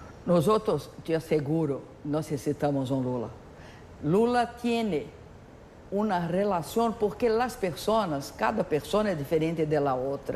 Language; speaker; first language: Spanish; non-native, learner; Portuguese